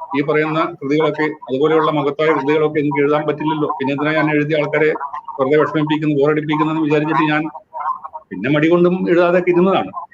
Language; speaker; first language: Malayalam; native; Malayalam